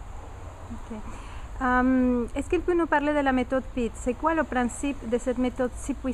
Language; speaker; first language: French; non-native, fluent; Spanish